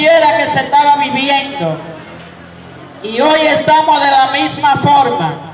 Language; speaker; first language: Spanish; native; Spanish